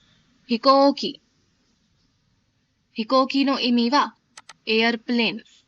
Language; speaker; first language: Japanese; non-native, fluent; Hindi